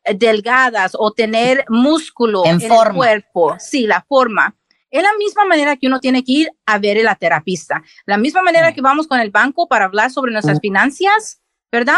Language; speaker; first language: Spanish; early bilingual, heritage; Spanish